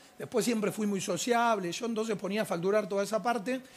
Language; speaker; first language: Spanish; native; Spanish